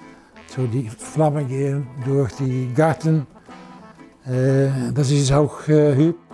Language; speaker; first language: German; non-native, learner; Dutch